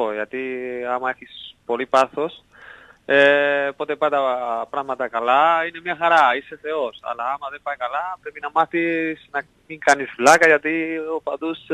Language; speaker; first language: Greek; non-native, learner; Spanish